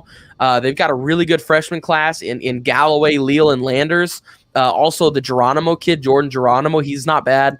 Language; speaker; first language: English; native; English